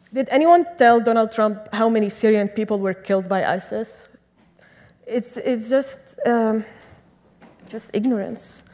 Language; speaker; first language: English; non-native, fluent; Arabic